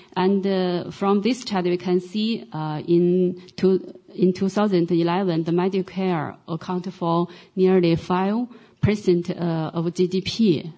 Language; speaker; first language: English; non-native, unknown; Chinese